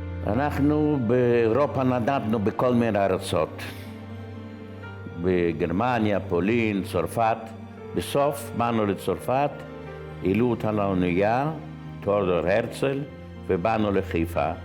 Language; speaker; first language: Hebrew; non-native, fluent; Yiddish